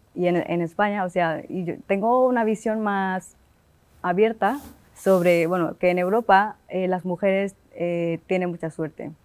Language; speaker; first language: Spanish; non-native, fluent; Vietnamese